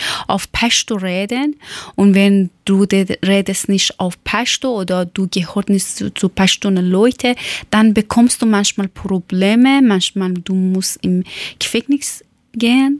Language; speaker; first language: German; non-native, learner; Persian